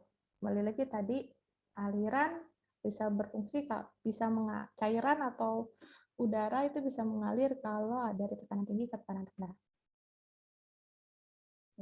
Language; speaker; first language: Indonesian; native; Indonesian